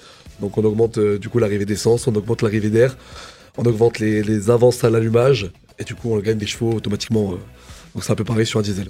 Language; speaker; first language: French; native; French